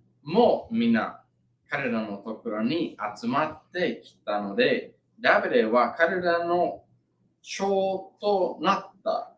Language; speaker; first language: Japanese; non-native, learner; English